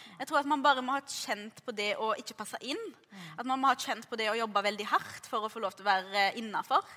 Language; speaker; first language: Norwegian; early bilingual, other home language; Arabic